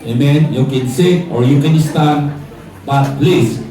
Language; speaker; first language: English; non-native, local second language; Filipino